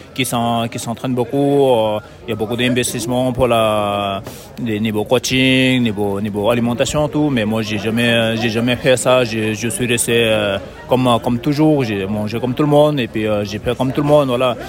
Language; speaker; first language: French; non-native, fluent; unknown